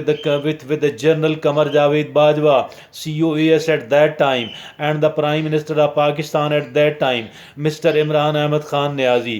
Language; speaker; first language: English; non-native, local second language; Urdu